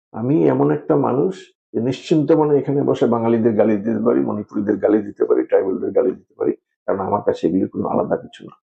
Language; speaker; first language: Bangla; non-native, local second language; Manipuri